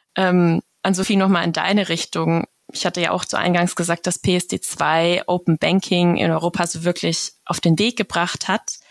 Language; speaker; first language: German; native; German